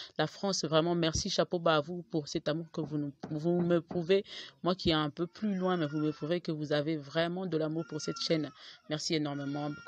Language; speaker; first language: French; non-native, local second language; Lingala